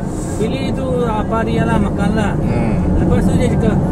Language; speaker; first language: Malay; non-native, learner; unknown